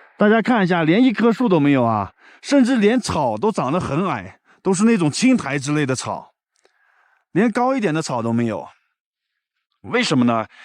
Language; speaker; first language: Chinese; native; Chinese